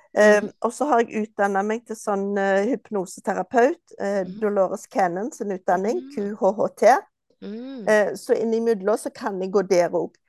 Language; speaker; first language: Norwegian; native; Norwegian